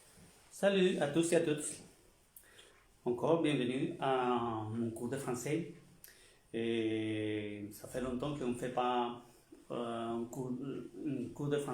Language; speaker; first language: French; non-native, fluent; Spanish